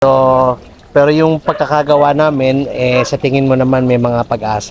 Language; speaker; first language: Filipino; native; Filipino